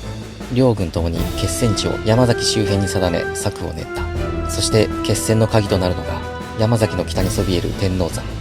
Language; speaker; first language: Japanese; native; Japanese